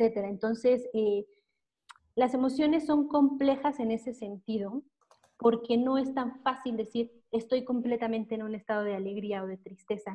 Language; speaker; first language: Spanish; native; Spanish